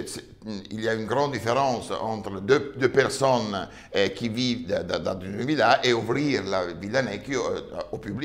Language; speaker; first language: French; non-native, fluent; Italian